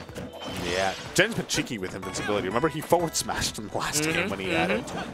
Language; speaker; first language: English; native; English